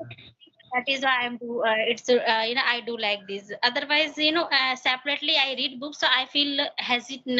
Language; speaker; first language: English; non-native, learner; Hindi